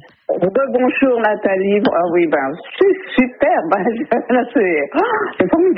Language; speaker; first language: French; native; French